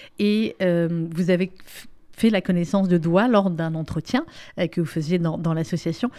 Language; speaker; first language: French; native; French